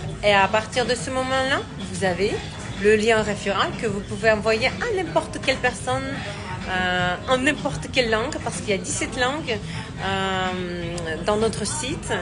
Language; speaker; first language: French; non-native, fluent; Russian